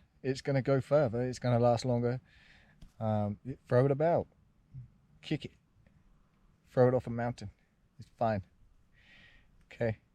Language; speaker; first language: English; native; English